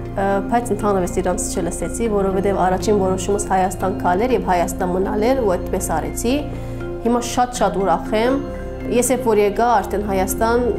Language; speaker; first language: Armenian; early bilingual, heritage; Armenian